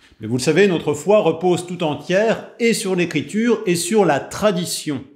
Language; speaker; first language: French; native; French